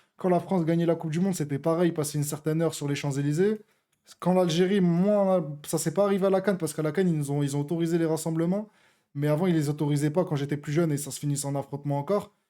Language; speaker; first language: French; native; French